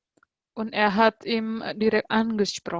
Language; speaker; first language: German; non-native, fluent; Indonesian